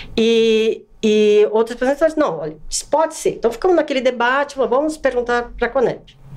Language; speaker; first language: Portuguese; native; Portuguese